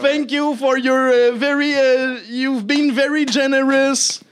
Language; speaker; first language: English; non-native, fluent; French